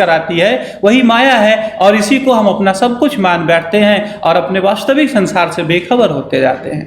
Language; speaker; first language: Hindi; native; Hindi